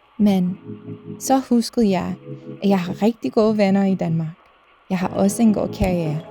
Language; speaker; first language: Danish; non-native, fluent; English